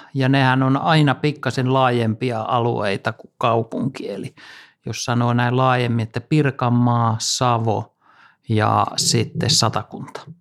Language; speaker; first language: Finnish; native; Finnish